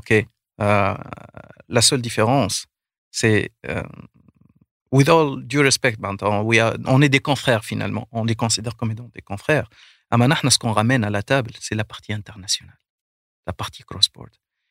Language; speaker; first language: French; non-native, local second language; Arabic